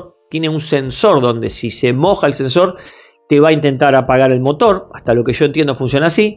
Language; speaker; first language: Spanish; native; Spanish